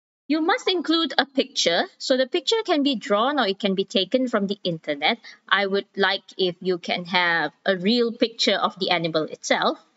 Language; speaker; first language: English; non-native, local second language; Malay